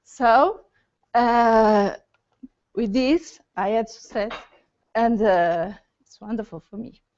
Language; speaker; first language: English; non-native, learner; Portuguese